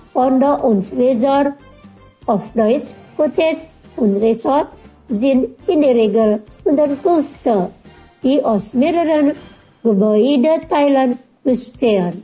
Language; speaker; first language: German; non-native, fluent; Indonesian